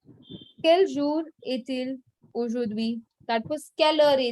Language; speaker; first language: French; non-native, fluent; Hindi